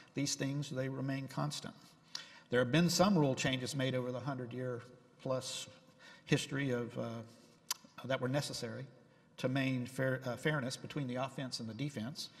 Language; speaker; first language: English; native; English